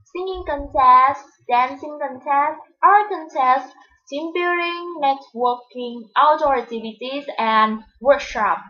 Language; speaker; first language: English; non-native, fluent; Vietnamese